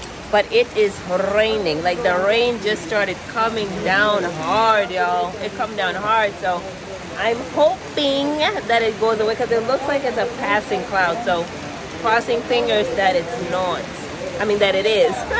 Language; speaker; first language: English; early bilingual, other home language; Spanish